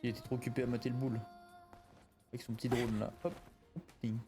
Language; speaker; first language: French; native; French